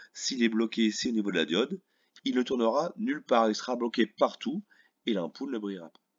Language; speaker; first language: French; native; French